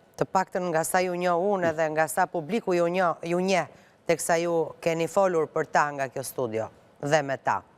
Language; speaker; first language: Albanian; native; Albanian